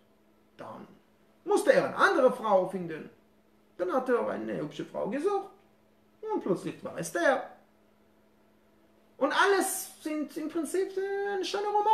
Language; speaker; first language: German; non-native, fluent; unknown